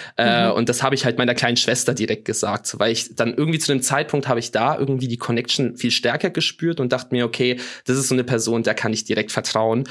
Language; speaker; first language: German; early bilingual, other home language; Russian